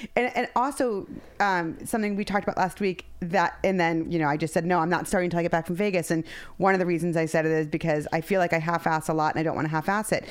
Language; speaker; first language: English; native; English